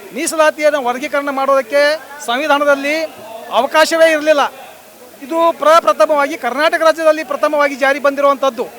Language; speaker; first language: Kannada; native; Kannada